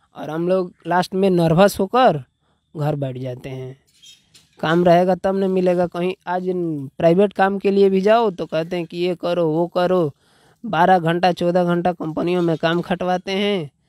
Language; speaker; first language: Hindi; native; Hindi